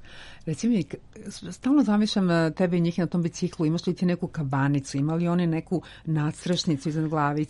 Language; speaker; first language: Serbian; native; Serbian